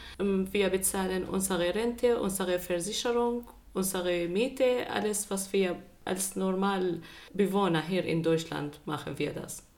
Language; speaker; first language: German; non-native, fluent; Arabic